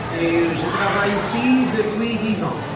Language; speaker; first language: French; non-native, fluent; Spanish